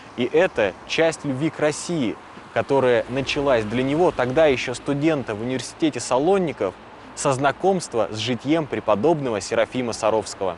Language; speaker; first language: Russian; native; Russian